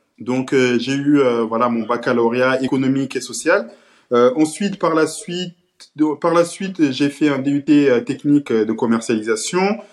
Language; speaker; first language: French; early bilingual, other home language; Kabuverdianu